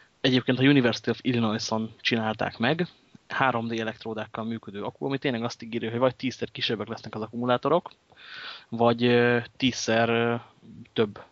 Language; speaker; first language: Hungarian; native; Hungarian